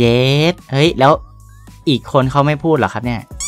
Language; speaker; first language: Thai; native; Thai